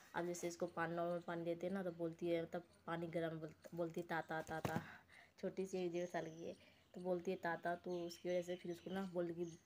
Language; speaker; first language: Hindi; native; Hindi